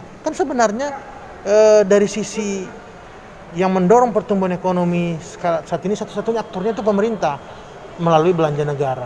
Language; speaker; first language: Indonesian; native; Indonesian